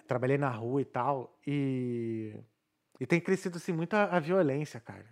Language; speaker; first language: Portuguese; native; Portuguese